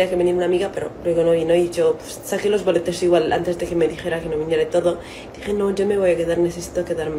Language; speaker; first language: Spanish; non-native, fluent; Italian